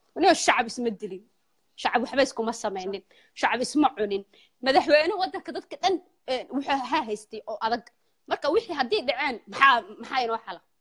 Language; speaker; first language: Somali; early bilingual, heritage; Somali